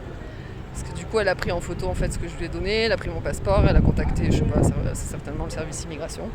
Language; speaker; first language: French; native; French